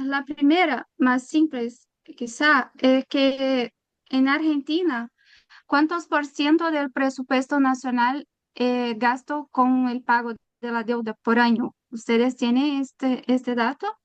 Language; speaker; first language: Spanish; non-native, learner; Portuguese